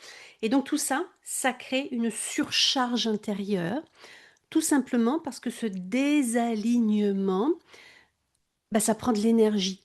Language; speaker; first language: French; native; French